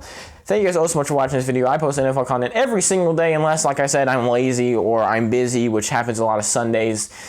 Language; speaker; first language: English; native; English